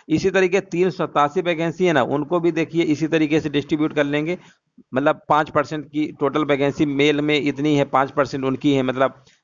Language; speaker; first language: Hindi; native; Hindi